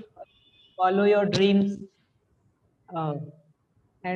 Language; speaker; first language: English; non-native, local second language; Hindi